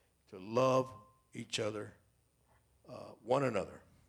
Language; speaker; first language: English; native; English